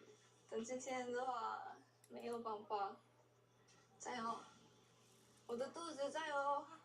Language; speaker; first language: Chinese; non-native, learner; Korean